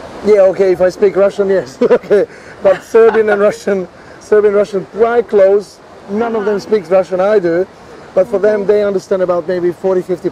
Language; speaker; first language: English; non-native, fluent; Serbian